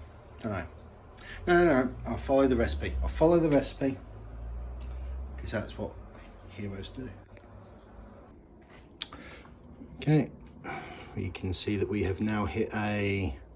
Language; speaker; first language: English; native; English